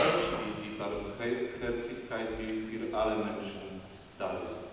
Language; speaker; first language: German; non-native, fluent; Polish